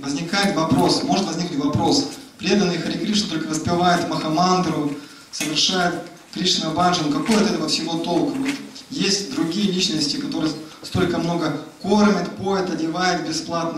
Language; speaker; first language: Russian; native; Russian